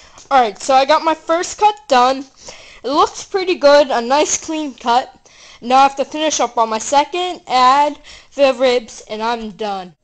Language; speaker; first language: English; native; English